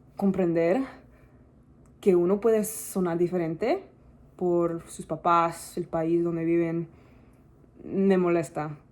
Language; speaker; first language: Spanish; early bilingual, heritage; Spanish